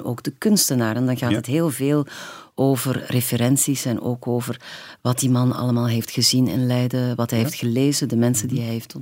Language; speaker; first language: Dutch; native; Dutch